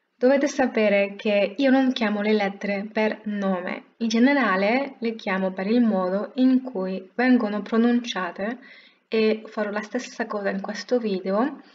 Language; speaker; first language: Italian; non-native, fluent; French